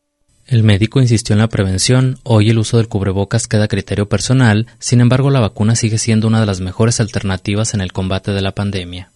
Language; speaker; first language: Spanish; native; Spanish